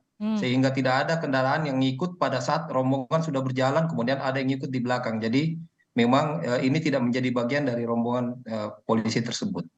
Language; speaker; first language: Indonesian; native; Indonesian